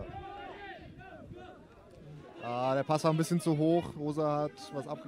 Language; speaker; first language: German; native; German